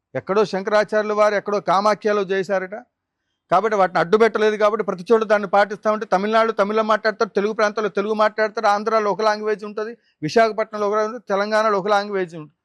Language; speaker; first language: Telugu; native; Telugu